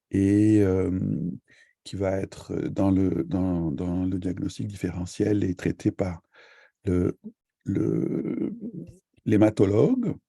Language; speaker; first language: French; native; French